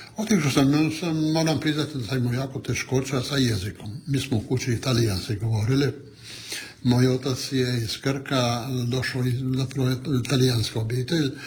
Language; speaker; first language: Croatian; non-native, local second language; Italian